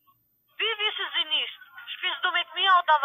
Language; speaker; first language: German; non-native, learner; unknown